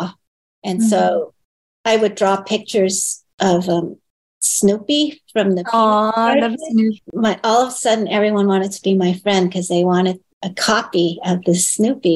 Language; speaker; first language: English; early bilingual, other home language; Chinese